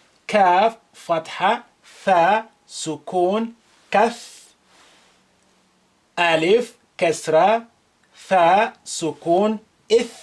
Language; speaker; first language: Arabic; non-native, fluent; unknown